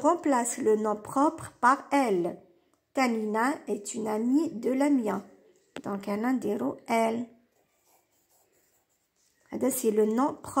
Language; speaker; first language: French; non-native, local second language; Arabic